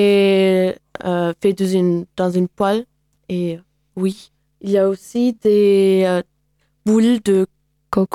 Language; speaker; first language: French; non-native, learner; German